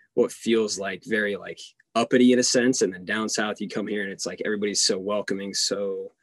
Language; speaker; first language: English; early bilingual, other home language; Hungarian